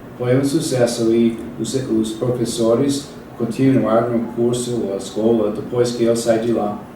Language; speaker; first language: Portuguese; non-native, fluent; English